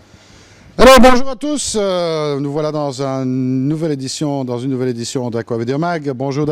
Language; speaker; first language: French; native; French